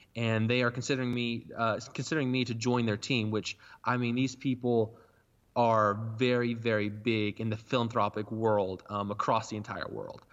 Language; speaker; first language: English; native; English